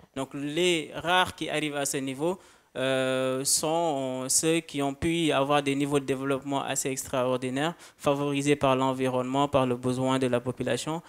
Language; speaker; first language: French; non-native, local second language; Wolof